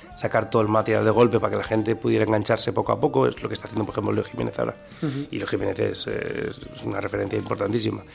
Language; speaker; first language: Spanish; native; Spanish